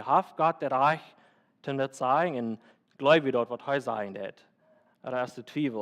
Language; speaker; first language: German; non-native, learner; Plautdietsch